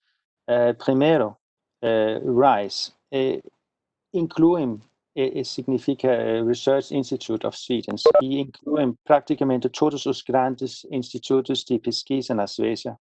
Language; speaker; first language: Portuguese; non-native, fluent; Swedish